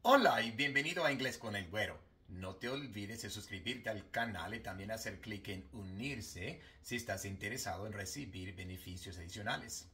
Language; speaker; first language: Spanish; non-native, fluent; English